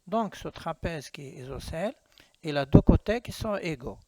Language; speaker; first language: French; non-native, local second language; Arabic